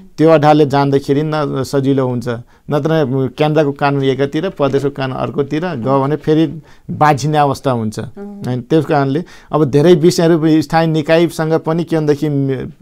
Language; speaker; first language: Nepali; non-native, local second language; Rana Tharu